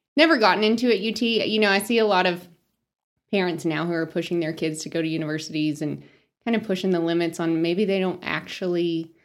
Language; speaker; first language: English; native; English